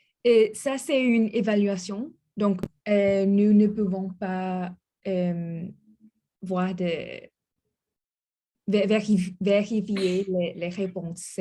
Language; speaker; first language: French; non-native, learner; English